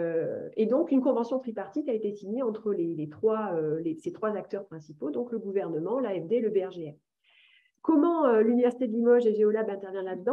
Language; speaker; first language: French; native; French